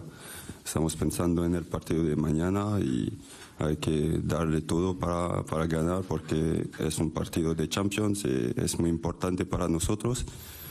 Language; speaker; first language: Spanish; non-native, fluent; French